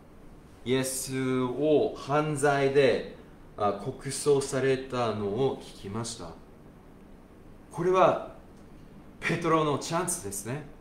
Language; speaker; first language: Japanese; non-native, fluent; English